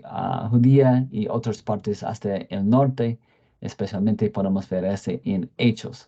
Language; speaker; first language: Spanish; non-native, fluent; English